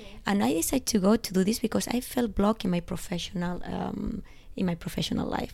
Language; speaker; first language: English; non-native, fluent; Spanish